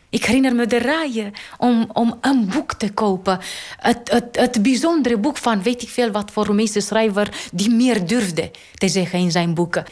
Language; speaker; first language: Dutch; non-native, fluent; Romanian